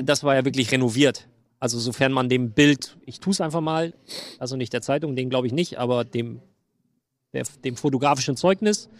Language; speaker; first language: German; native; German